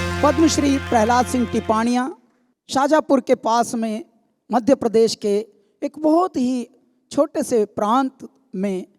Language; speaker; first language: Hindi; native; Hindi